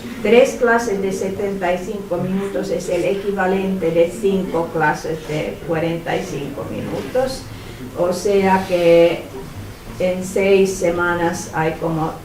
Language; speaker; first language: Spanish; non-native, fluent; Finnish